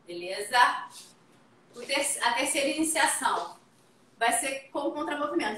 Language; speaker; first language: Portuguese; native; Portuguese